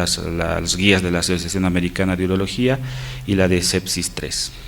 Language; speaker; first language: Spanish; native; Spanish